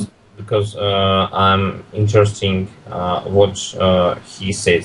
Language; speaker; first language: English; non-native, learner; Russian